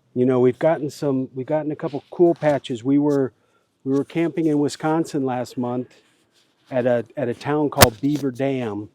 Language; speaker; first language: English; native; English